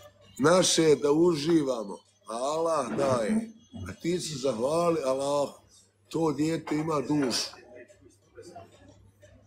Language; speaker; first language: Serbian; early bilingual, heritage; Bosnian